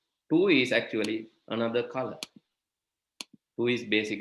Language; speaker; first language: English; non-native, local second language; Sinhala